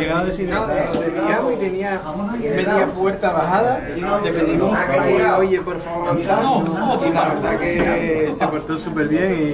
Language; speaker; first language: Spanish; native; Spanish